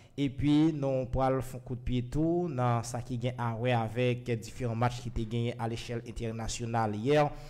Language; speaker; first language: French; non-native, local second language; Haitian Creole